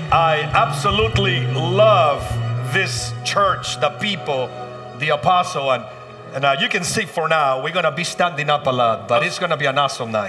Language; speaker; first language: English; early bilingual, other home language; Spanish